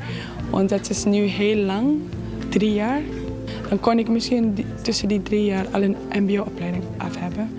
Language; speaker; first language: Dutch; non-native, fluent; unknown